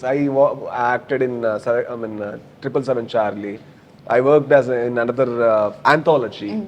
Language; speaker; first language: English; non-native, local second language; Kannada